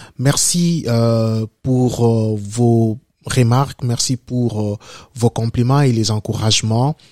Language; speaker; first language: French; non-native, local second language; Lingala